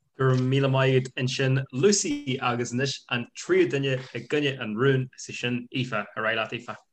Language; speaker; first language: Irish; non-native, local second language; English